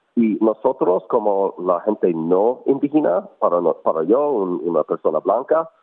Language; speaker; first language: Spanish; non-native, fluent; English